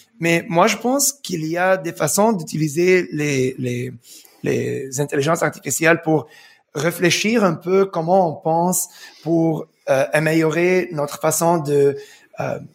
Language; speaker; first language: French; non-native, fluent; English